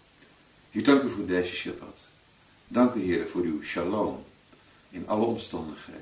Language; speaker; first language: Dutch; native; Dutch